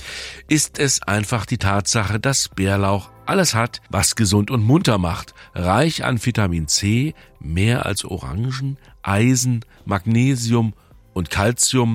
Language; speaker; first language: German; native; German